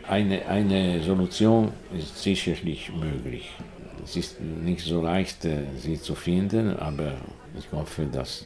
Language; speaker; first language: German; non-native, fluent; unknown